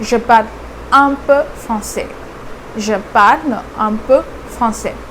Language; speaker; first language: French; non-native, fluent; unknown